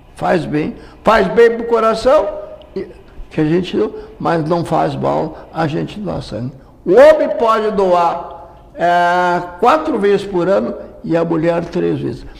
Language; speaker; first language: Portuguese; native; Portuguese